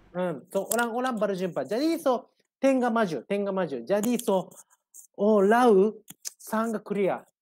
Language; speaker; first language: Malay; non-native, learner; Japanese